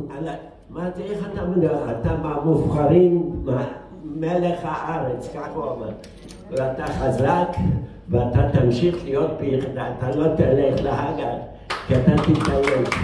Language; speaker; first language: Hebrew; non-native, fluent; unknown